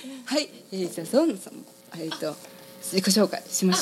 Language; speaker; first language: Japanese; native; Japanese